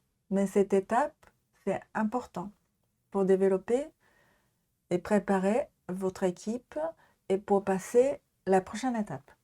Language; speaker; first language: French; non-native, learner; Japanese